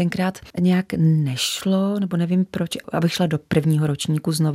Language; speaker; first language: Czech; native; Czech